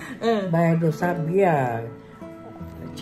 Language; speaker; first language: Portuguese; non-native, local second language; Japanese